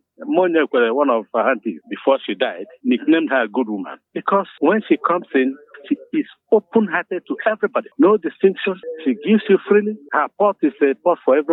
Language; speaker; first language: English; non-native, local second language; Igbo